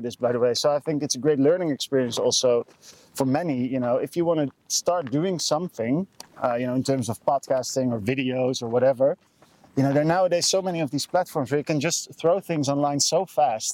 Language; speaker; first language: English; non-native, fluent; Dutch